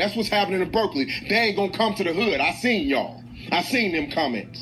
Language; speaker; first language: English; native; English